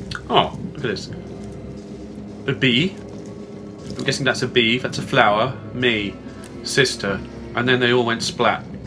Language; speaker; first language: English; native; English